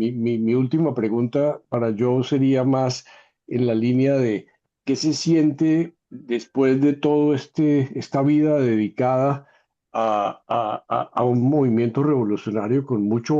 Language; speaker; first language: Spanish; native; Spanish